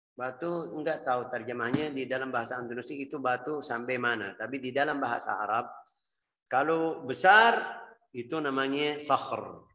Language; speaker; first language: Indonesian; non-native, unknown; Arabic